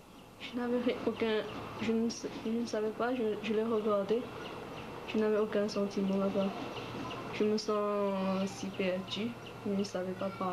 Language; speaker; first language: French; early bilingual, other home language; Chinese